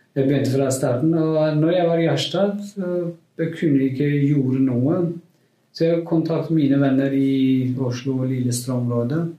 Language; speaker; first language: Norwegian; non-native, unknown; Kurdish